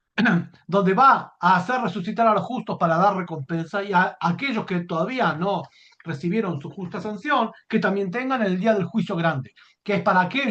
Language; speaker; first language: Spanish; native; Spanish